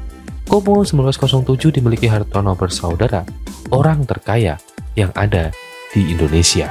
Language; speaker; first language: Indonesian; native; Indonesian